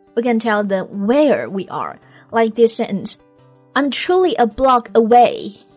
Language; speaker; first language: English; non-native, fluent; Chinese